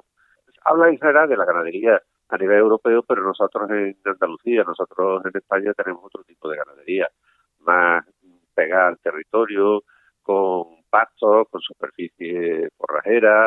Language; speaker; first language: Spanish; native; Spanish